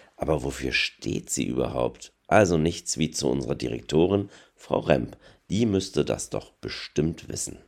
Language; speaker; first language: German; native; German